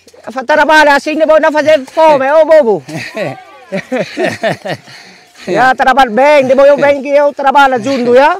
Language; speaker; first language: Portuguese; non-native, learner; Vietnamese